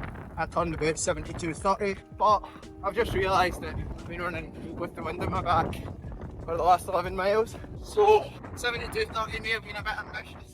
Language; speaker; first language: English; native; English